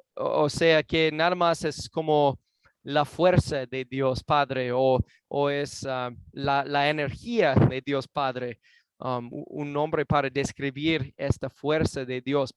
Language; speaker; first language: Spanish; non-native, fluent; English